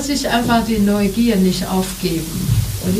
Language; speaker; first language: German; non-native, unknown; Chinese